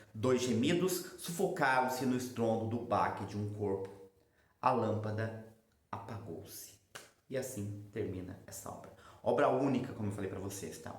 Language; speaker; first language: Portuguese; native; Portuguese